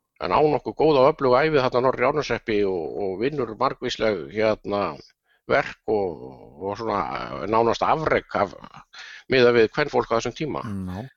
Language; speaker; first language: Icelandic; native; Icelandic